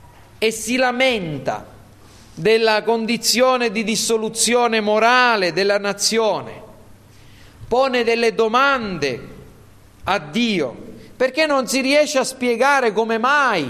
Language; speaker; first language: Italian; native; Italian